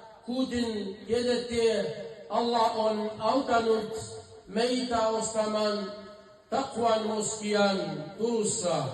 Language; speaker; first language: Finnish; non-native, fluent; Arabic